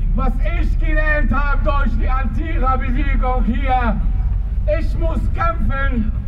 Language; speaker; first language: German; non-native, learner; Arabic